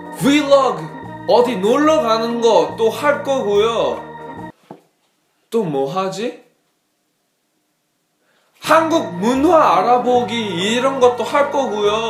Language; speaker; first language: Korean; non-native, fluent; English